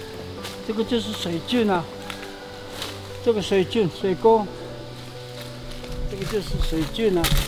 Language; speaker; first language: Chinese; non-native, local second language; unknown